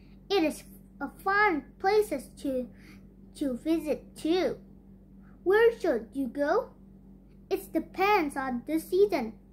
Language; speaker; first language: English; non-native, learner; Indonesian